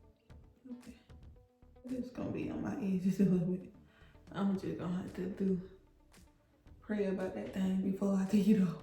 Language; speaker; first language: English; native; English